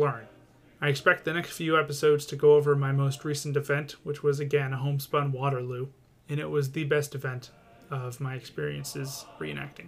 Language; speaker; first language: English; native; English